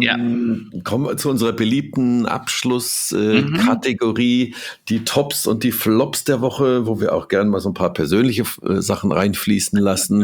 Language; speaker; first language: German; native; German